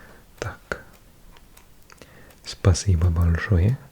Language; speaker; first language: Russian; non-native, learner; English